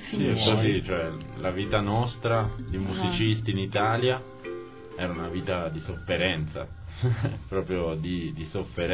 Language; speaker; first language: Italian; non-native, fluent; Spanish